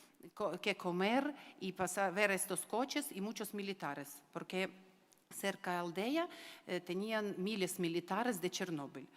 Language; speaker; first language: Spanish; non-native, learner; Ukrainian